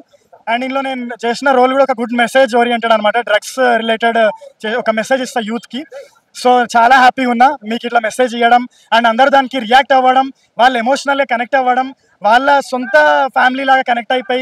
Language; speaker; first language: Telugu; native; Telugu